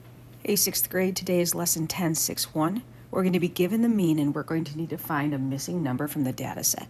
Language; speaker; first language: English; native; English